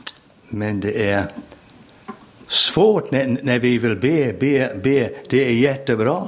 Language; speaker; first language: Swedish; non-native, fluent; English